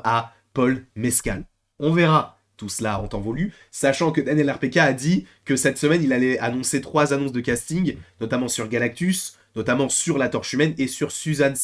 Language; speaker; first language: French; native; French